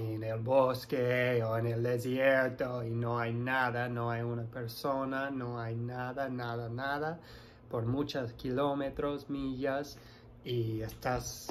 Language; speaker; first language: Spanish; non-native, fluent; English